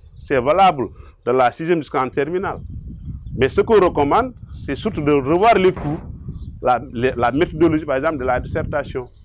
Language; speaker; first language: French; non-native, local second language; Wolof